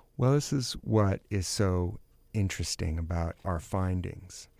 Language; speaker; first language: English; native; English